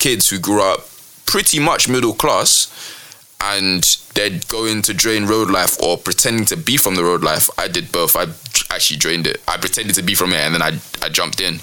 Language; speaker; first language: English; native; English